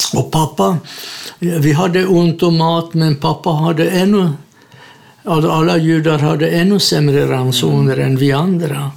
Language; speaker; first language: Swedish; non-native, fluent; Czech